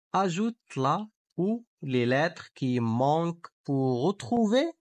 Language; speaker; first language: French; non-native, local second language; Arabic